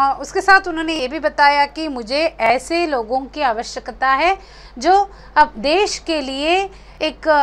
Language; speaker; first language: Hindi; non-native, local second language; Konkani